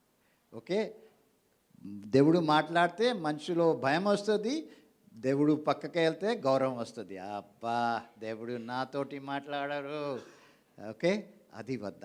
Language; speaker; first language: Telugu; non-native, learner; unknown